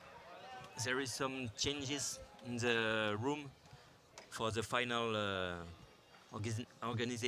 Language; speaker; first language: English; non-native, learner; French